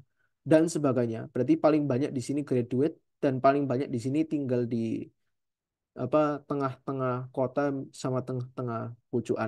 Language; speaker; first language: Indonesian; native; Indonesian